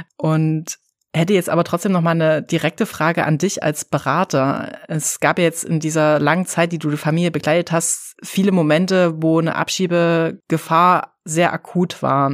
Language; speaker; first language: German; native; German